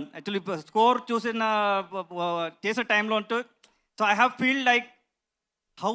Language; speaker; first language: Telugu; non-native, learner; Kannada